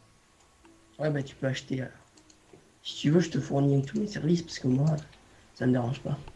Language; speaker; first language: French; native; French